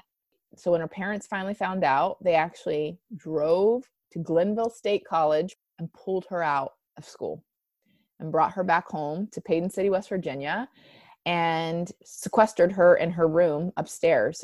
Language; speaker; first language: English; native; English